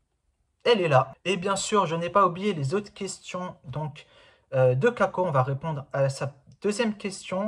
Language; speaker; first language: French; native; French